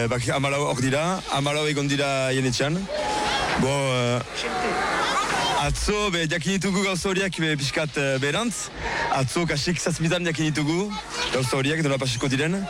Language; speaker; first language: Basque; native; Basque